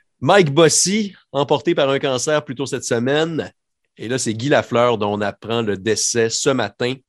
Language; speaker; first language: French; native; French